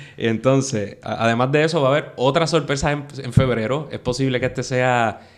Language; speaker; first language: Spanish; native; Spanish